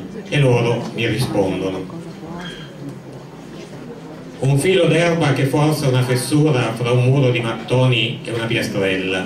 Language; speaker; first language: Italian; native; Italian